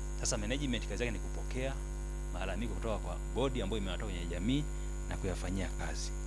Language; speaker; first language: Swahili; native; Swahili